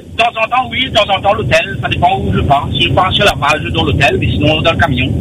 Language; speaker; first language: French; non-native, local second language; Réunion Creole French